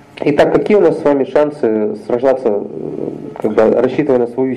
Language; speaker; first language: Russian; native; Russian